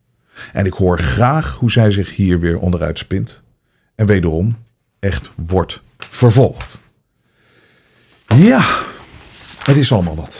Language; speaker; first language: Dutch; native; Dutch